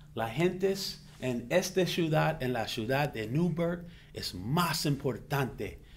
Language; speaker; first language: Spanish; non-native, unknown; English